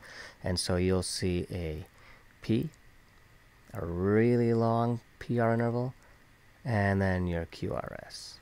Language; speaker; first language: English; native; English